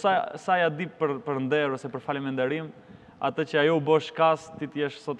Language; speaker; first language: Albanian; native; Albanian